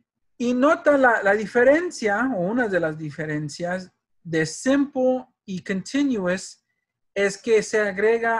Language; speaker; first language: Spanish; early bilingual, heritage; Spanish